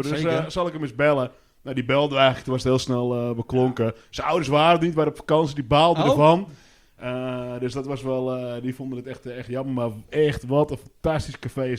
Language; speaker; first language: Dutch; native; Dutch